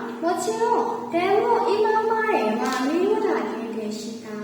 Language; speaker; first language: Japanese; non-native, learner; Burmese